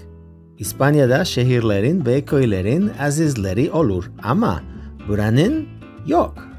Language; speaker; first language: Turkish; non-native, fluent; Spanish